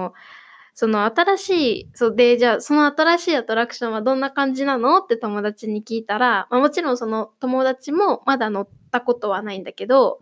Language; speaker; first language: Japanese; native; Japanese